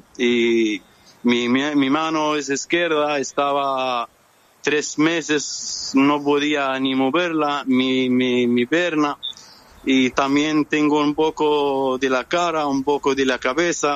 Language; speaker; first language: Spanish; non-native, fluent; Arabic